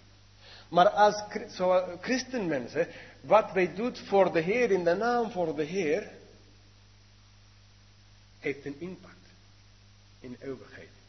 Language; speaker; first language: Dutch; non-native, fluent; English